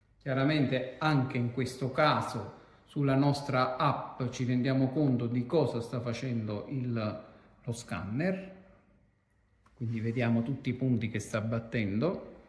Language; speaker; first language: Italian; native; Italian